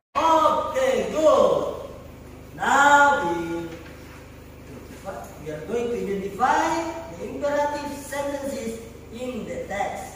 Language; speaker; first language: English; non-native, fluent; Indonesian